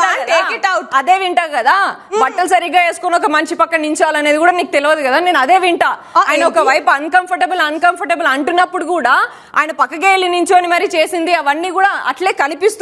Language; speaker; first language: Telugu; native; Telugu